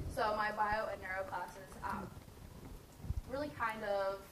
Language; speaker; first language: English; native; English